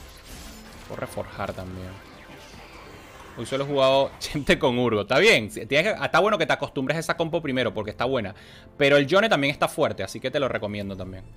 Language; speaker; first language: Spanish; native; Spanish